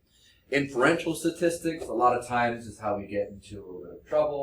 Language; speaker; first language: English; native; English